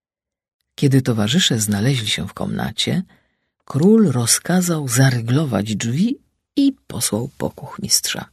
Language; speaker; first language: Polish; native; Polish